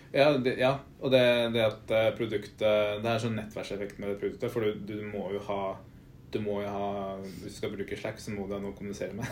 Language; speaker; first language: Norwegian; early bilingual, other home language; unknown